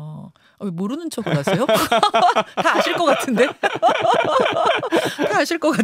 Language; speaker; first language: Korean; native; Korean